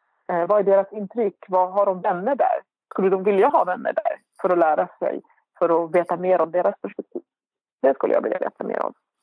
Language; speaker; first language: Swedish; non-native, fluent; Arabic